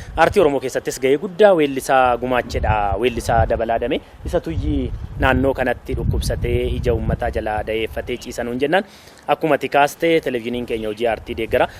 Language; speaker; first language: Oromo; native; Oromo